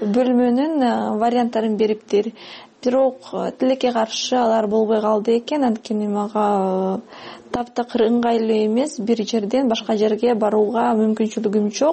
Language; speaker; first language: Kyrgyz; non-native, fluent; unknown